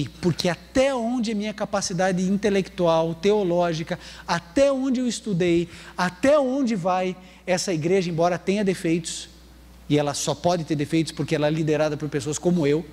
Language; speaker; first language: Portuguese; native; Portuguese